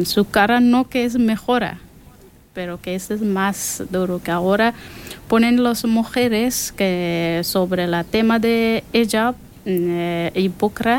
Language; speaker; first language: Spanish; non-native, learner; Persian